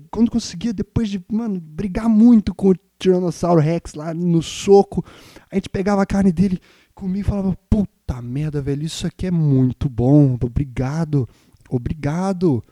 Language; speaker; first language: Portuguese; native; Portuguese